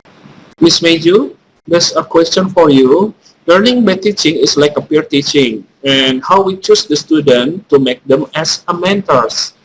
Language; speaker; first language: English; non-native, fluent; Indonesian